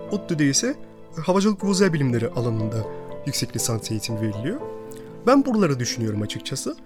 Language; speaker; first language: Turkish; early bilingual, other home language; Russian